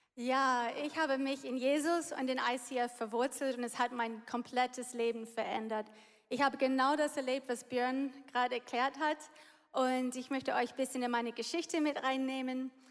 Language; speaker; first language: German; non-native, fluent; English